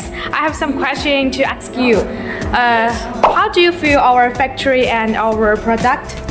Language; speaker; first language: English; non-native, learner; Chinese